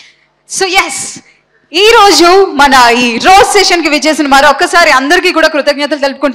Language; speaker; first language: Telugu; native; Telugu